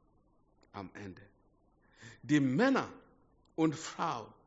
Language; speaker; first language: German; non-native, fluent; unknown